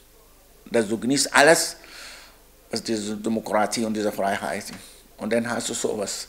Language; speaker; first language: German; non-native, learner; Arabic